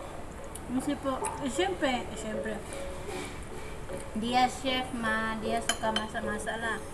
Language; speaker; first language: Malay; non-native, learner; Filipino